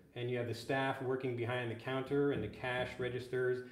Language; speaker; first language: English; native; English